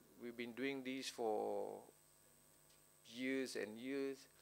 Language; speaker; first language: English; non-native, local second language; Malay